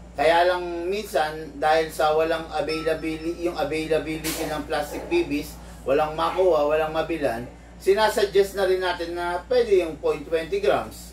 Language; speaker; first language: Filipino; native; Filipino